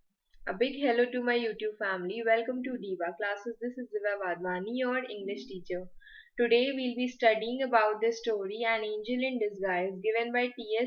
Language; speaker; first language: English; non-native, local second language; Hindi